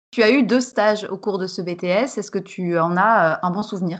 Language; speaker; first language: French; native; French